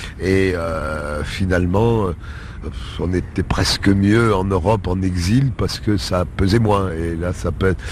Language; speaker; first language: French; native; French